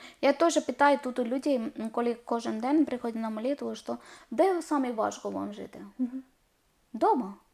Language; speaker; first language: Ukrainian; non-native, learner; Malayalam